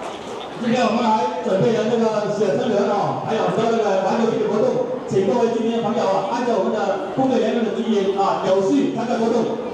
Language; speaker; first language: Chinese; native; Chinese